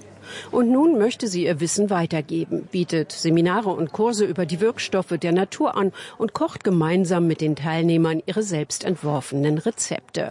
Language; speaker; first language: German; native; German